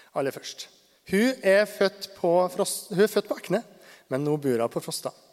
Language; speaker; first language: Norwegian; native; Norwegian